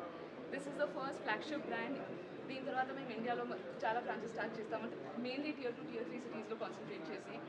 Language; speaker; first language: Telugu; native; Telugu